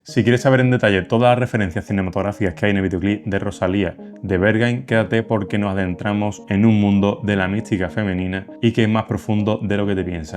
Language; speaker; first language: Spanish; native; Spanish